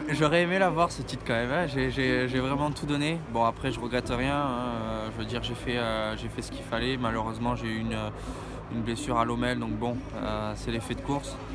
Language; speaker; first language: French; native; French